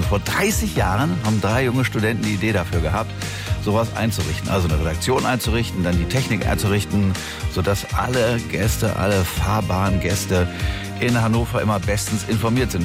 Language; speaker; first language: German; native; German